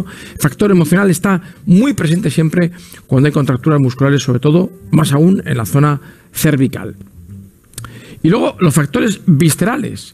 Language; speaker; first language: Spanish; native; Spanish